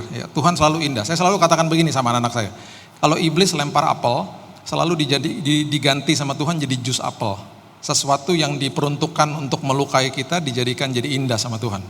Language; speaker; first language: Indonesian; native; Indonesian